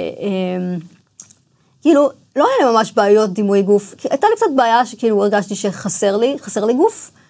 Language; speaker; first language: Hebrew; early bilingual, other home language; English